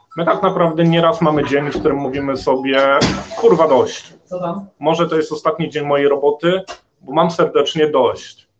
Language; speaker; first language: Polish; native; Polish